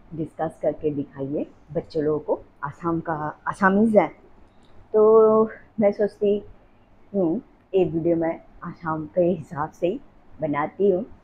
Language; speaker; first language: Hindi; non-native, local second language; Assamese